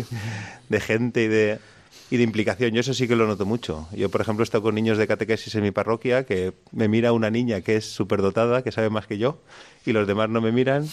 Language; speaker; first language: Spanish; native; Spanish